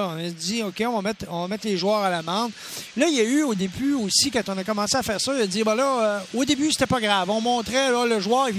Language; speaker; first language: French; native; French